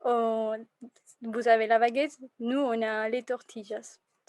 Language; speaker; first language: French; non-native, fluent; Spanish